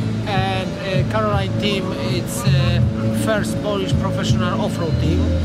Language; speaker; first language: English; non-native, learner; Polish